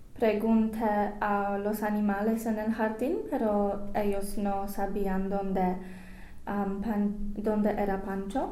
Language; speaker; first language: Spanish; non-native, learner; English